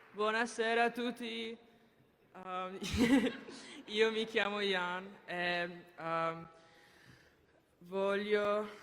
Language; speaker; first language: Italian; non-native, learner; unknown